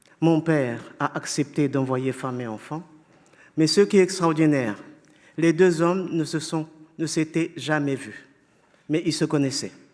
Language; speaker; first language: French; non-native, fluent; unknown